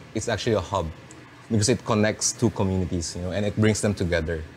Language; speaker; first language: English; non-native, local second language; Filipino